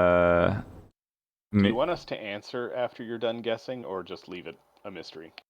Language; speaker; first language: English; native; English